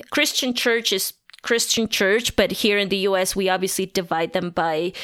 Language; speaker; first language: English; non-native, fluent; Spanish